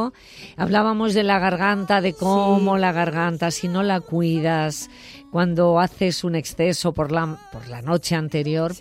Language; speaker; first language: Spanish; native; Spanish